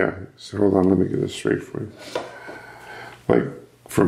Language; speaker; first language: English; native; English